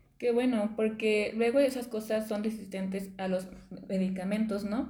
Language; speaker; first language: Spanish; native; Spanish